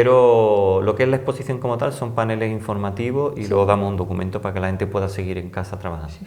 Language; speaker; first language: Spanish; native; Spanish